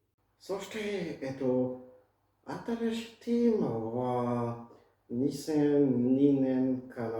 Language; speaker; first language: Japanese; non-native, fluent; French